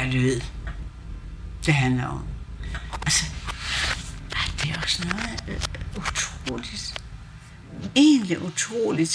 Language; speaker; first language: Danish; non-native, local second language; Kalaallisut